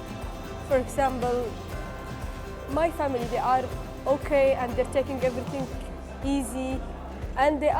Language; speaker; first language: English; non-native, fluent; Arabic